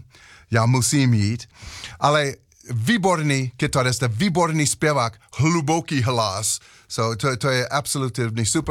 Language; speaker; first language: Czech; non-native, learner; English